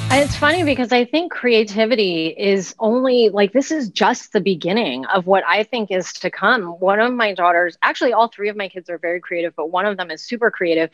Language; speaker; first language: English; native; English